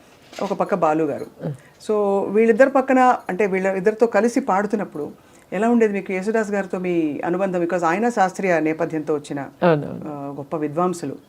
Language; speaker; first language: Telugu; native; Telugu